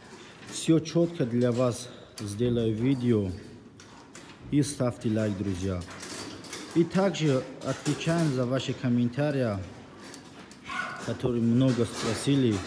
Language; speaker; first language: Russian; non-native, learner; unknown